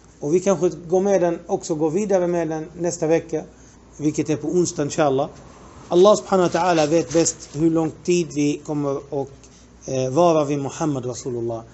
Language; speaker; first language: Swedish; non-native, fluent; Arabic